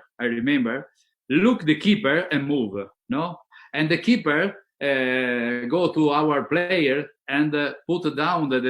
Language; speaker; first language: English; non-native, learner; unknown